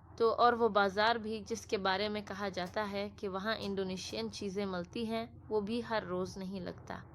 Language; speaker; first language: Urdu; non-native, fluent; Indonesian